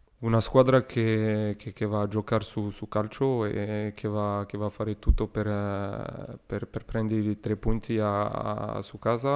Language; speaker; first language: Italian; non-native, learner; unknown